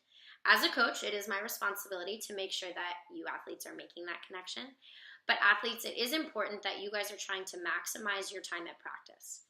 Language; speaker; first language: English; native; English